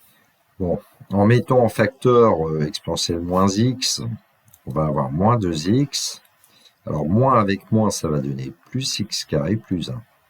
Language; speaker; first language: French; native; French